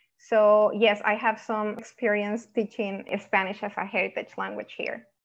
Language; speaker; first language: English; non-native, fluent; Spanish